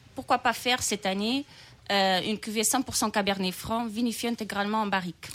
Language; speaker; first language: French; non-native, fluent; Portuguese